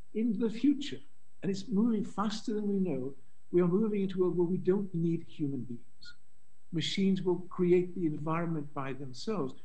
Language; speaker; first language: English; native; English